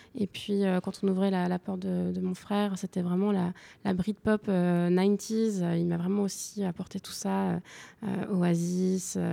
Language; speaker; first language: French; native; French